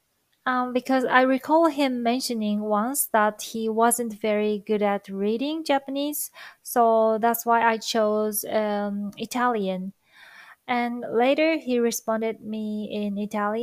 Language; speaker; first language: English; non-native, fluent; Japanese